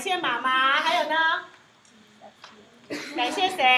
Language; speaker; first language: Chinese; early bilingual, heritage; Chinese